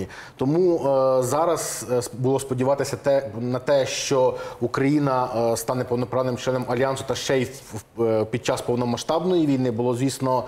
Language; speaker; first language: Ukrainian; native; Ukrainian